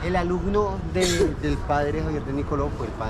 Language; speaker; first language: Spanish; native; Spanish